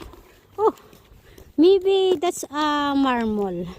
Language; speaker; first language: English; non-native, learner; Filipino